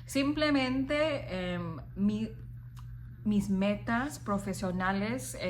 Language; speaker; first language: Spanish; non-native, fluent; English